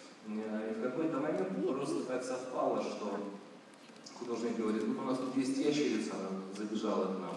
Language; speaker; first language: Russian; native; Russian